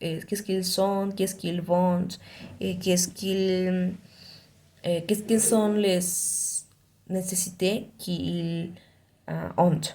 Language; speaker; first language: French; non-native, learner; Spanish